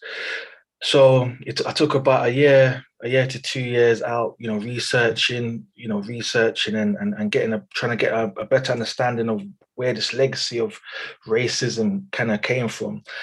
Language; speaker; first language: English; native; English